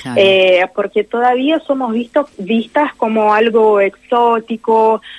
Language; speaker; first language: Spanish; non-native, fluent; Portuguese